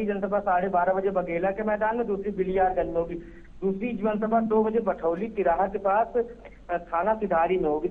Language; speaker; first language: Hindi; native; Hindi